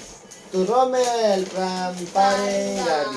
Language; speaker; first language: English; non-native, local second language; Filipino